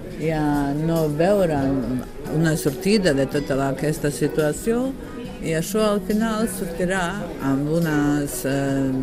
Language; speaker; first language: Catalan; non-native, learner; Bosnian